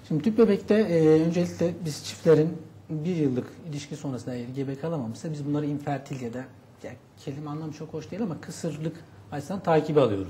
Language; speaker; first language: Turkish; native; Turkish